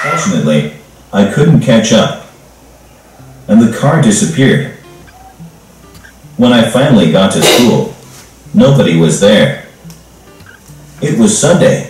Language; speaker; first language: English; non-native, learner; Korean